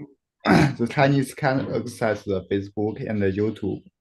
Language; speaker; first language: English; non-native, learner; Chinese